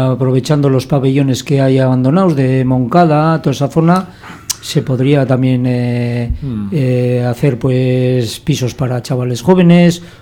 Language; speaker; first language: Spanish; native; Spanish